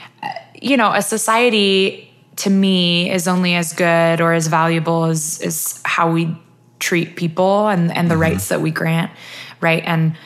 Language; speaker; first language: English; native; English